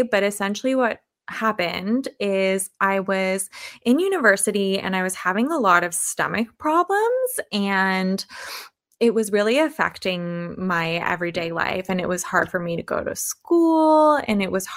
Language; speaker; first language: English; native; English